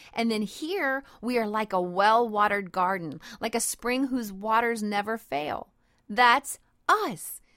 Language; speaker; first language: English; native; English